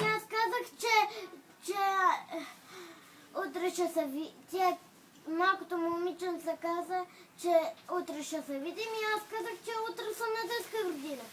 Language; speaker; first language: Bulgarian; early bilingual, heritage; Bulgarian